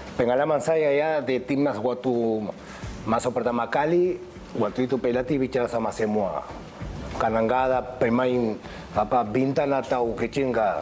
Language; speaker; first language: Indonesian; non-native, fluent; Spanish